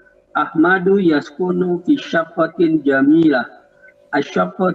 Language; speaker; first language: Arabic; non-native, learner; Indonesian